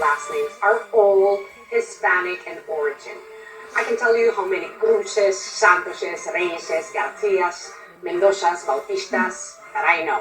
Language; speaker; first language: English; non-native, local second language; Filipino